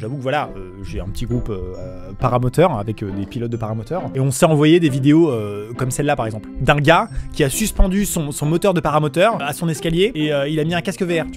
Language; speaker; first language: French; native; French